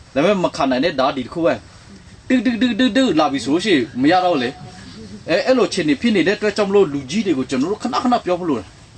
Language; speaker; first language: Burmese; non-native, local second language; Western Kayah